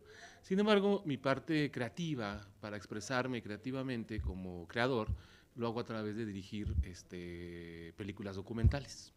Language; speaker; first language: Spanish; native; Spanish